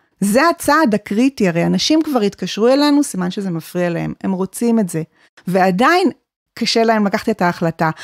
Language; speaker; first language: Hebrew; native; Hebrew